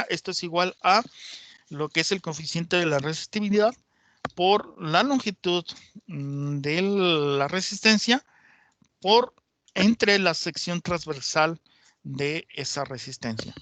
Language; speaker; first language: Spanish; native; Spanish